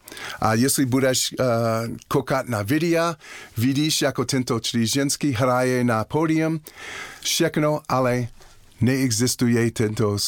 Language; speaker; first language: Czech; non-native, learner; English